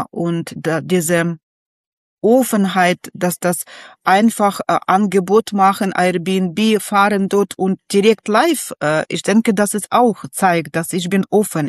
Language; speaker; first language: German; non-native, learner; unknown